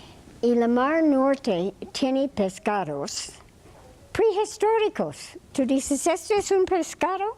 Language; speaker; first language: Spanish; non-native, fluent; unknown